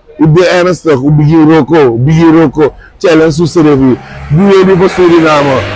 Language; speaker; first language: Dutch; native; Dutch